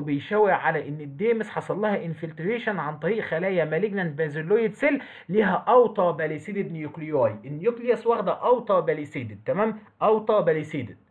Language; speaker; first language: Arabic; native; Arabic